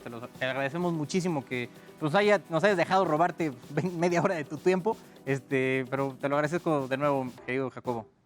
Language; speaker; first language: Spanish; native; Spanish